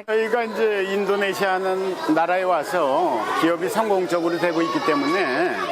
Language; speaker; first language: Korean; native; Korean